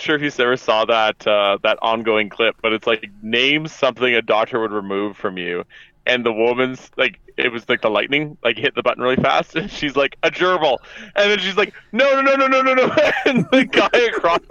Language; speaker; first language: English; native; English